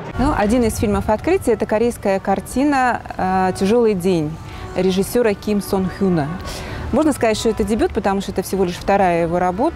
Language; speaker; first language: Russian; native; Russian